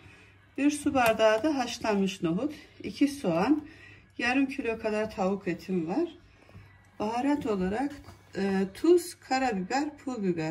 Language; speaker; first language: Turkish; native; Turkish